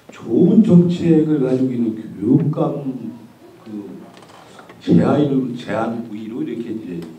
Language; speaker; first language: Korean; native; Korean